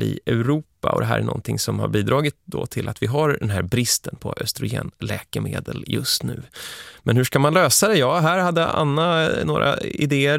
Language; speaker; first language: Swedish; native; Swedish